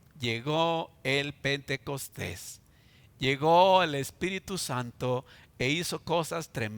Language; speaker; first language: Spanish; native; Spanish